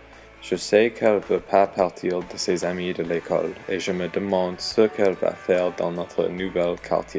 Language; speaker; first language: French; non-native, learner; English